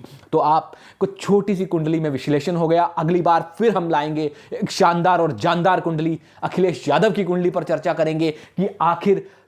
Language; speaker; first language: Hindi; native; Hindi